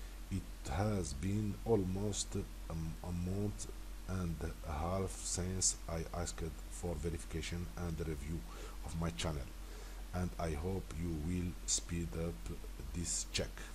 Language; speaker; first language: English; non-native, learner; Arabic